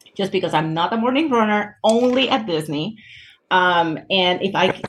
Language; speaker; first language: English; non-native, fluent; Spanish